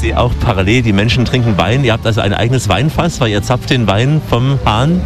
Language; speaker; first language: German; native; German